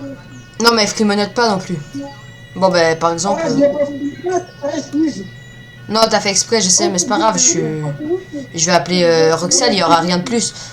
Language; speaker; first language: French; native; French